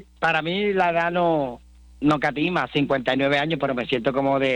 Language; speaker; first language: Spanish; native; Spanish